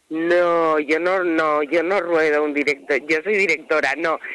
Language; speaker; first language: Spanish; native; Spanish